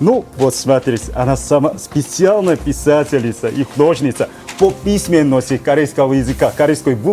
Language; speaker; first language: Russian; non-native, learner; Korean